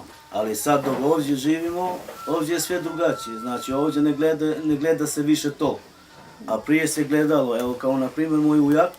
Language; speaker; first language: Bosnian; non-native, local second language; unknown